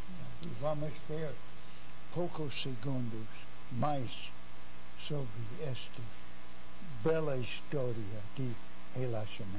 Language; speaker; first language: Portuguese; non-native, fluent; English